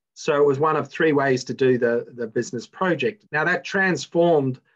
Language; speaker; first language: English; native; English